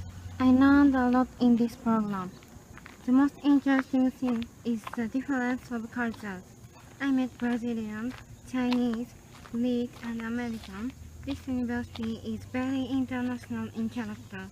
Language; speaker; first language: English; non-native, learner; Japanese